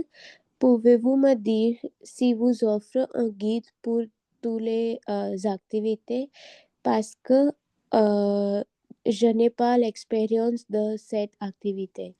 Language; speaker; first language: French; non-native, learner; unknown